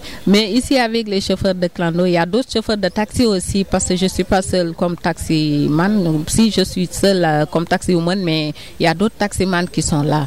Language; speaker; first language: French; non-native, local second language; Wolof